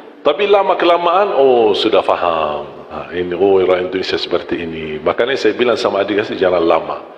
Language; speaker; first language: Malay; non-native, fluent; Arabic